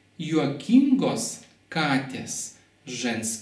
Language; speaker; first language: Russian; non-native, fluent; Lithuanian